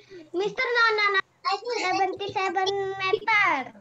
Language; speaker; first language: English; non-native, learner; Indonesian